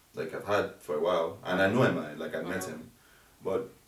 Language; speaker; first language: English; non-native, local second language; Yoruba